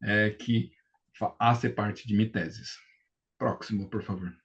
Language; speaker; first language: Spanish; non-native, learner; Portuguese